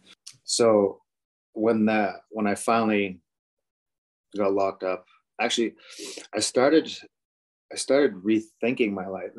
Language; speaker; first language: English; native; English